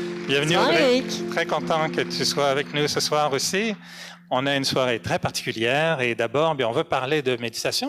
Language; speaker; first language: French; native; French